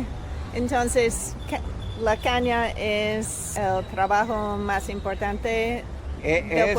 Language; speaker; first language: Spanish; non-native, learner; English